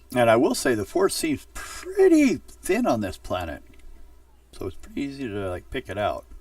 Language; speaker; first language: English; native; English